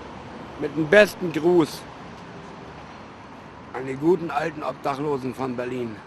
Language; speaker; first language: German; native; German